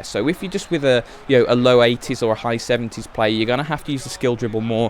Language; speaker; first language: English; native; English